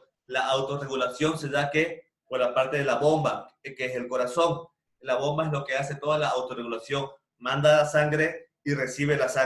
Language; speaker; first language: Spanish; native; Spanish